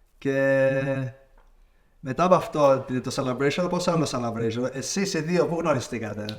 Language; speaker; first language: Greek; native; Greek